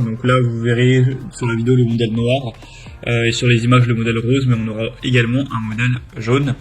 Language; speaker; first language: French; native; French